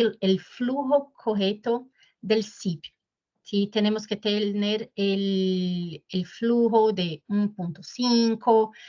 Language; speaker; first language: Spanish; non-native, fluent; Portuguese